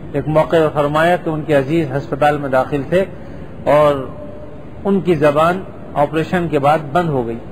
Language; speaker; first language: Urdu; native; Urdu